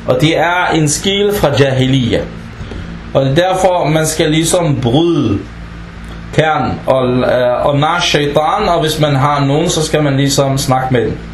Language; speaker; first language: Danish; non-native, fluent; Arabic